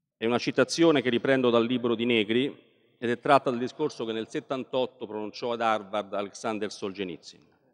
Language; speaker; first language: Italian; native; Italian